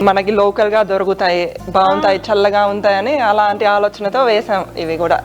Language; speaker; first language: Telugu; non-native, fluent; Finnish